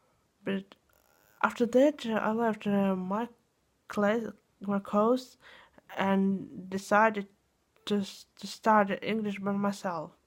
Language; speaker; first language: English; non-native, learner; Russian